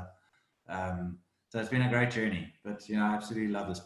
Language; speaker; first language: English; native; English